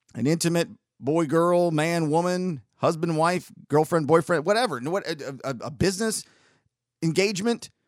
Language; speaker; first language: English; native; English